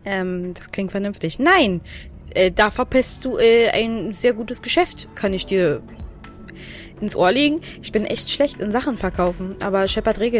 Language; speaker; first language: German; native; German